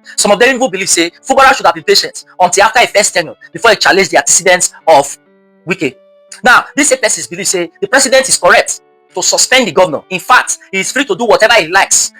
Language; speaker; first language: Nigerian Pidgin; native; Nigerian Pidgin